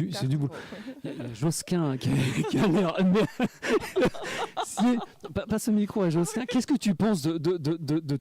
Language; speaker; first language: French; native; French